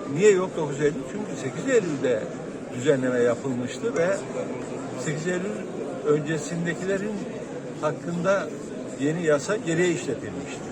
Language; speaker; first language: Turkish; native; Turkish